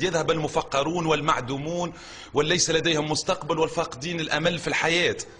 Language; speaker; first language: Arabic; native; Arabic